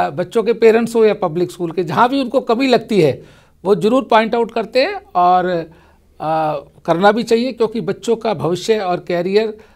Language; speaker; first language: Hindi; native; Hindi